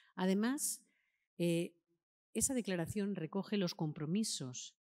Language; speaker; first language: Spanish; native; Spanish